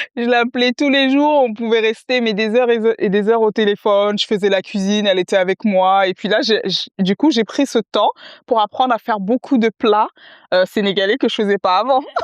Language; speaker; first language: French; early bilingual, other home language; Wolof